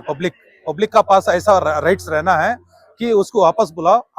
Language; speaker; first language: Hindi; non-native, local second language; Kannada